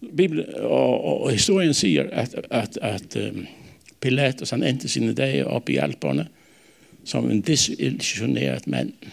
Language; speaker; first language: Danish; non-native, local second language; Faroese